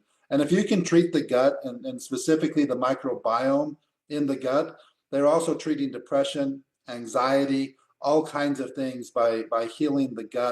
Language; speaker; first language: English; native; English